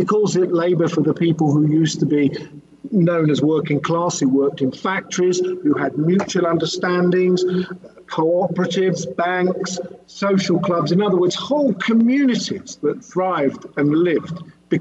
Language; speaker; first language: English; native; English